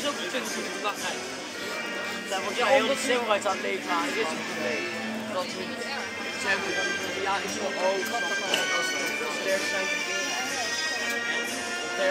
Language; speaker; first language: Dutch; native; Dutch